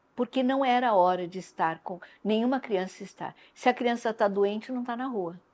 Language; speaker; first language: Portuguese; non-native, local second language; Japanese